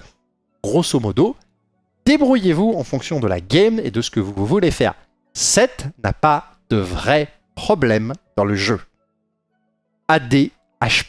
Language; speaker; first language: French; native; French